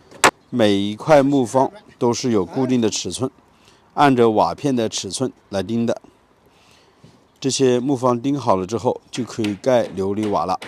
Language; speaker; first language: Chinese; native; Chinese